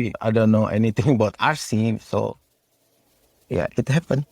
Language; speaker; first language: English; non-native, learner; Indonesian